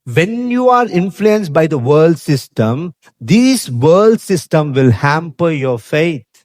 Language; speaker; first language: English; non-native, local second language; Telugu